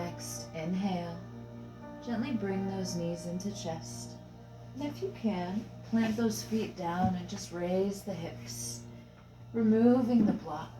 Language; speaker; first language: English; native; English